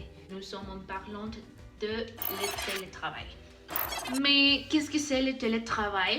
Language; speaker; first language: French; non-native, learner; Spanish